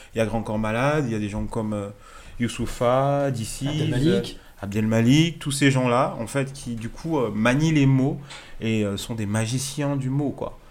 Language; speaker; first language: French; native; French